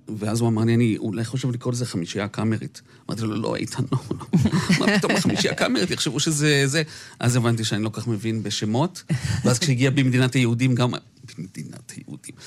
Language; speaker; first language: Hebrew; early bilingual, other home language; Spanish